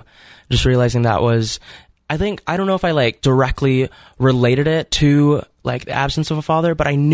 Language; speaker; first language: English; native; English